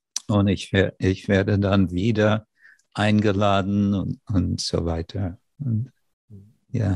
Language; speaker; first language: German; non-native, fluent; English